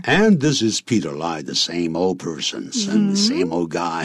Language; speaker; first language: English; non-native, fluent; Chinese